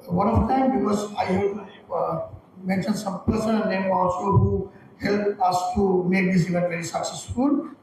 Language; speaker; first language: English; non-native, local second language; Sinhala